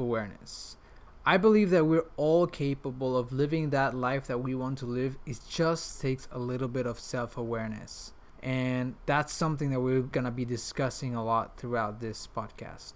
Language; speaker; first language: English; non-native, fluent; Spanish